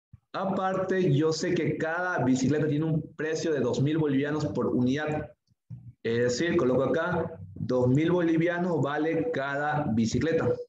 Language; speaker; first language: Spanish; native; Spanish